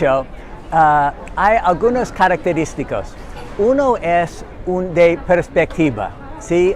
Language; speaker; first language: Spanish; non-native, learner; English